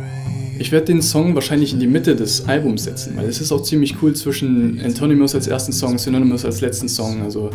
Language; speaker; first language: German; native; German